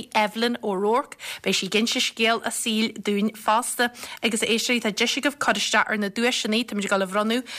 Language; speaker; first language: Irish; native; Irish